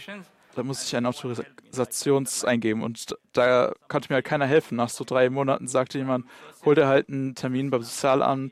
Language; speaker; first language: German; non-native, learner; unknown